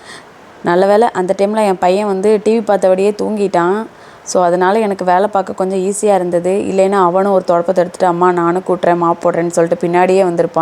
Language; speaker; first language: Tamil; native; Tamil